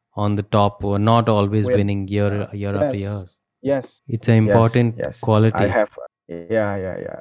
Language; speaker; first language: English; non-native, learner; Indonesian